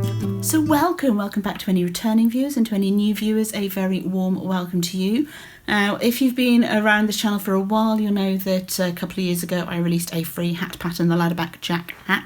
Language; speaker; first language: English; native; English